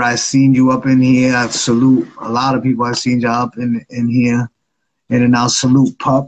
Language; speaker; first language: English; native; English